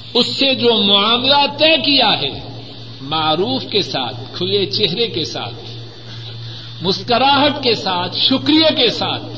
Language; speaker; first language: Urdu; non-native, local second language; Punjabi